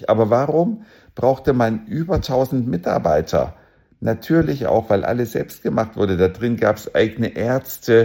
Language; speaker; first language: German; native; German